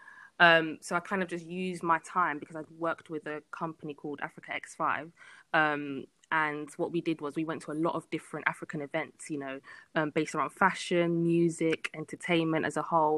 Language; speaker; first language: English; native; English